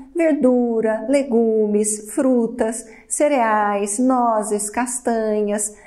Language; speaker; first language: Portuguese; native; Portuguese